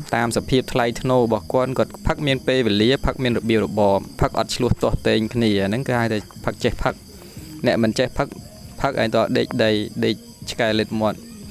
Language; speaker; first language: Khmer; native; Khmer